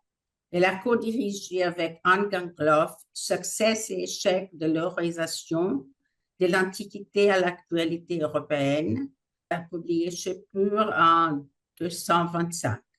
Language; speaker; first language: French; non-native, fluent; Portuguese